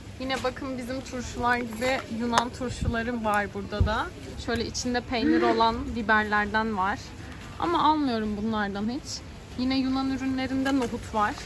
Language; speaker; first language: Turkish; native; Turkish